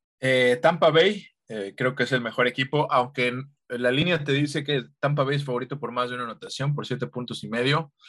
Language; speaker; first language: Spanish; native; Spanish